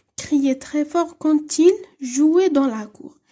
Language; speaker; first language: French; non-native, local second language; Arabic